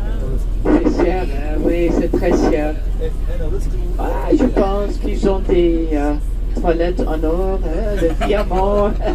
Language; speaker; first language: French; non-native, fluent; Dutch